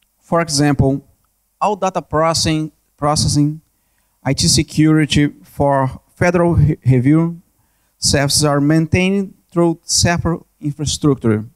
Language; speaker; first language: English; non-native, learner; Portuguese